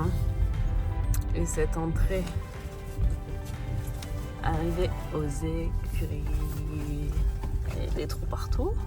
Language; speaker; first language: French; native; French